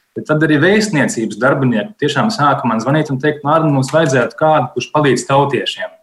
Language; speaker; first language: Latvian; native; Latvian